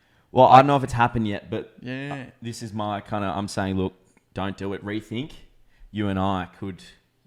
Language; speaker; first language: English; native; English